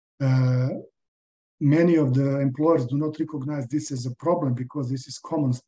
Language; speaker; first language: English; non-native, fluent; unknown